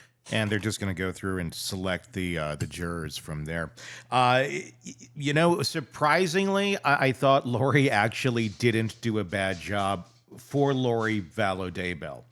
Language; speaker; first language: English; native; English